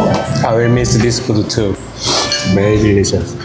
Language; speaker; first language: English; non-native, learner; Korean